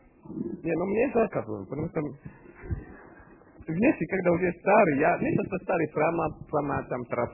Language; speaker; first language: Russian; non-native, fluent; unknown